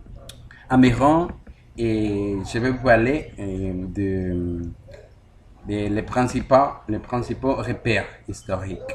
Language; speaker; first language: French; non-native, learner; Spanish